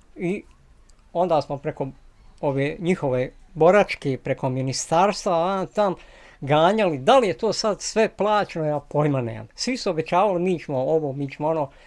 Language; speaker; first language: Croatian; native; Croatian